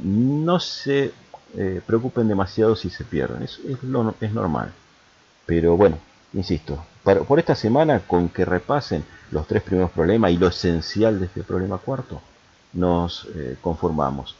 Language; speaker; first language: Spanish; native; Spanish